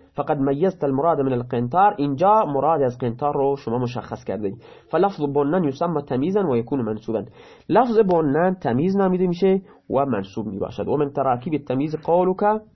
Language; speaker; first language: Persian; non-native, local second language; Baluchi